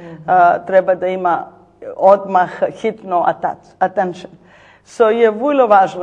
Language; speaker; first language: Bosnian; non-native, learner; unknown